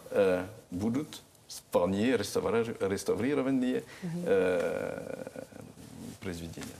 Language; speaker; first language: Russian; non-native, fluent; French